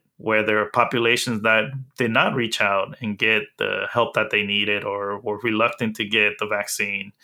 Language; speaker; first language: English; early bilingual, other home language; Spanish